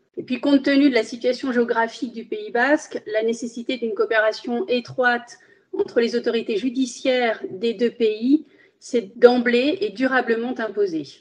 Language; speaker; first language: French; early bilingual, other home language; Spanish